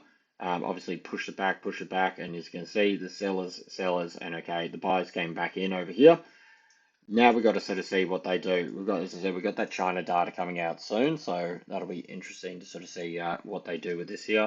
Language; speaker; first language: English; native; English